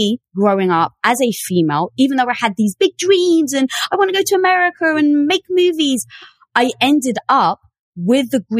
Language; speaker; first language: English; native; English